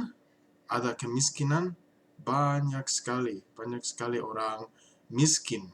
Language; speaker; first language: Indonesian; non-native, learner; English